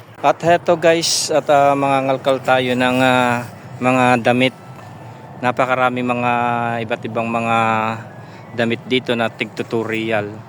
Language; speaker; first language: Filipino; non-native, local second language; Pampanga